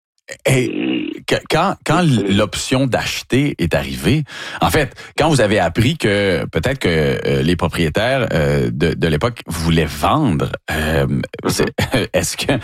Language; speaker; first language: French; native; French